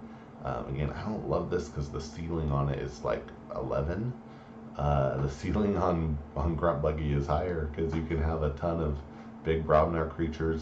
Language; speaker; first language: English; native; English